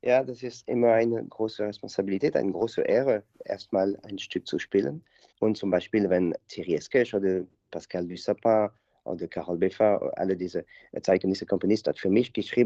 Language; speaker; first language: German; non-native, learner; French